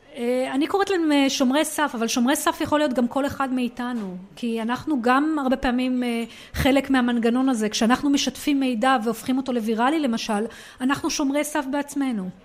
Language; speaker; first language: Hebrew; non-native, local second language; Arabic